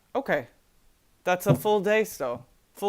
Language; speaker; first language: English; native; English